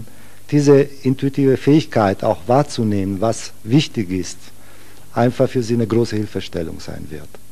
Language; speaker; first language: German; non-native, fluent; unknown